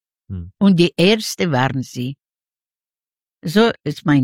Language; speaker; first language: German; non-native, fluent; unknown